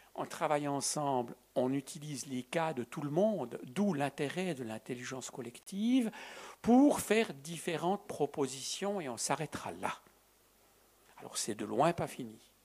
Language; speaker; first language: French; native; French